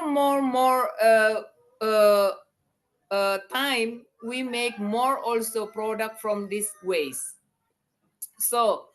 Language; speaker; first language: English; non-native, learner; Indonesian